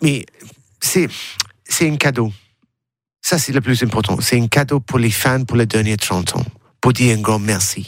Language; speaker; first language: French; non-native, learner; English